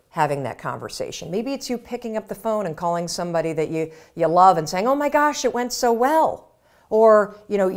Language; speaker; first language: English; native; English